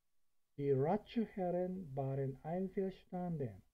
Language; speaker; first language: German; non-native, fluent; Korean